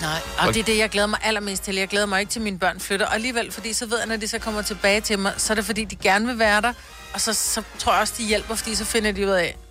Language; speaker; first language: Danish; native; Danish